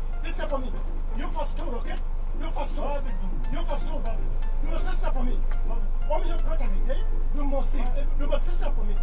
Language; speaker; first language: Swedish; non-native, learner; Ganda